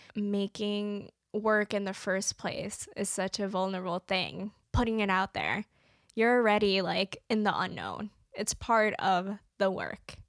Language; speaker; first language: English; native; English